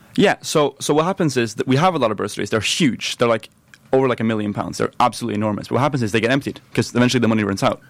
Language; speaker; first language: English; non-native, fluent; Norwegian